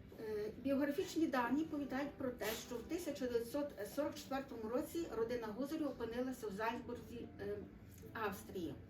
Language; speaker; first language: Ukrainian; native; Ukrainian